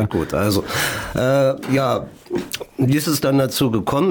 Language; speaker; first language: German; native; German